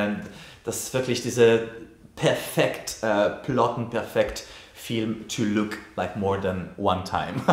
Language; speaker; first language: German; non-native, learner; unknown